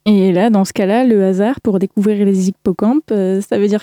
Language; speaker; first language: French; native; French